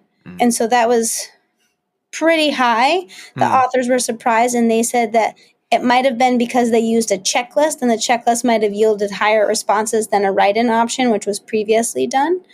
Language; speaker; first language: English; native; English